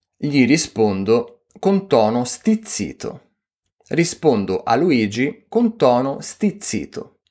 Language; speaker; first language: Italian; native; Italian